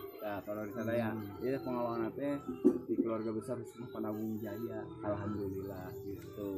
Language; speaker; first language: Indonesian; non-native, local second language; Sundanese